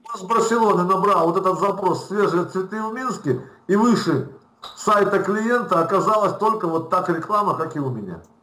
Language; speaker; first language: Russian; native; Russian